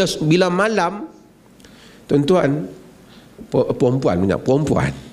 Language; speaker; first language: Malay; native; Malay